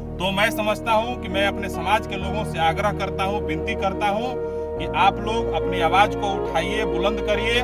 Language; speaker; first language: Hindi; native; Hindi